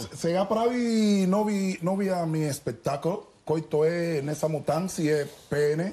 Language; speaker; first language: Bulgarian; non-native, learner; Spanish